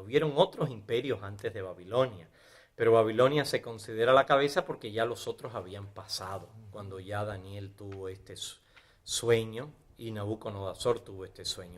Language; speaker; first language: Spanish; native; Spanish